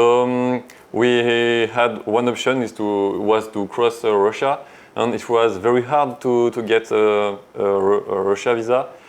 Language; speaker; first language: English; non-native, learner; French